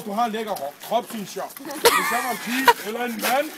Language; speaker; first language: Danish; early bilingual, other home language; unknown